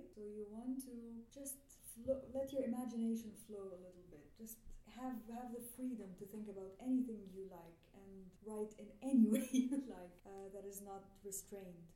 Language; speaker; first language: English; non-native, fluent; Arabic